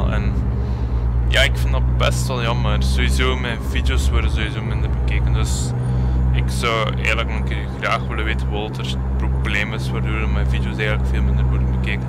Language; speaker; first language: Dutch; native; Dutch